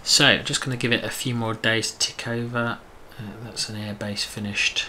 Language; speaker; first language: English; native; English